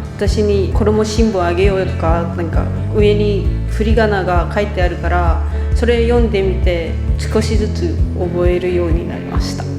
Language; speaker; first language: Japanese; non-native, fluent; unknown